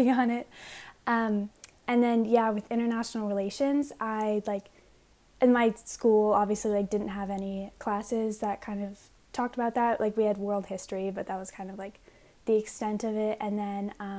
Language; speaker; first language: English; native; English